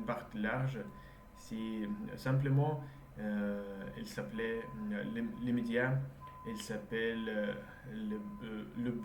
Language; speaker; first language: French; non-native, learner; Russian